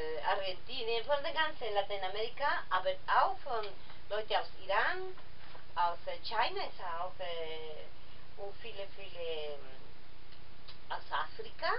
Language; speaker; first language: German; non-native, learner; Spanish